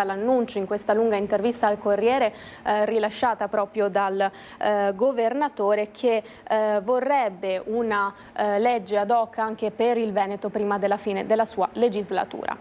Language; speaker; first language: Italian; native; Italian